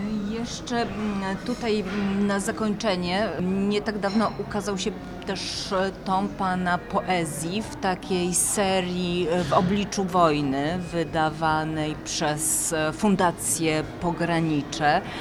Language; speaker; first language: Polish; native; Polish